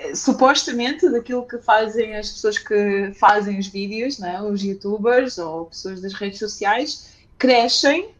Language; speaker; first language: Portuguese; early bilingual, other home language; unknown